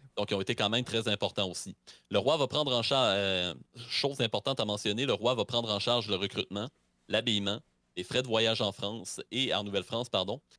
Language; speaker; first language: French; native; French